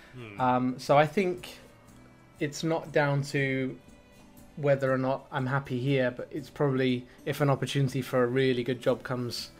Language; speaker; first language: English; native; English